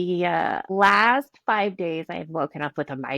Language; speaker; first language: English; native; English